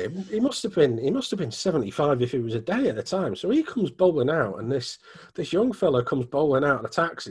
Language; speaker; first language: English; native; English